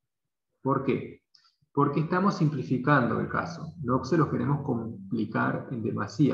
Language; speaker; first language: Spanish; native; Spanish